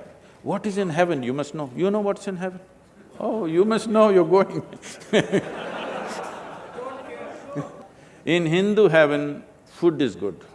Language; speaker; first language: English; non-native, local second language; Kannada